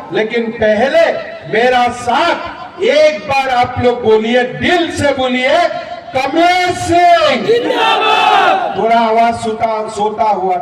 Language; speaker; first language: Hindi; non-native, local second language; Assamese